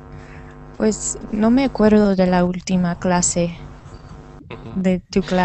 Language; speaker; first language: Spanish; non-native, learner; English